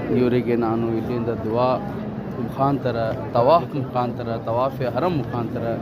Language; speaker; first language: Kannada; non-native, local second language; Urdu